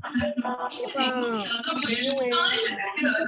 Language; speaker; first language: French; non-native, fluent; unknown